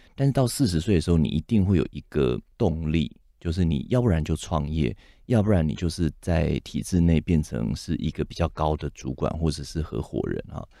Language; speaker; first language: Chinese; native; Chinese